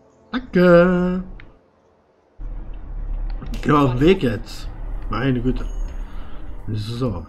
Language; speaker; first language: German; native; German